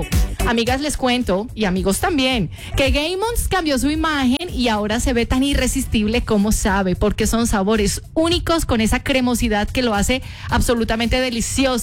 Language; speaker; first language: Spanish; native; Spanish